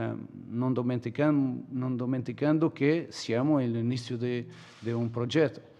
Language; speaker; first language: Italian; non-native, fluent; Portuguese